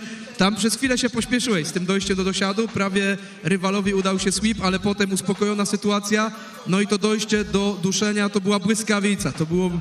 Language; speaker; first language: Polish; native; Polish